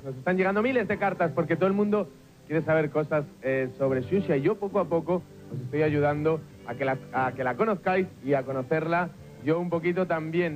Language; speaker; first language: Spanish; native; Spanish